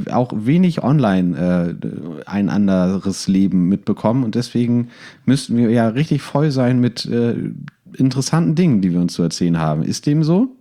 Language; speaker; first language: German; native; German